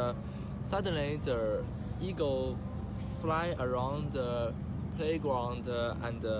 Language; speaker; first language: English; non-native, learner; Chinese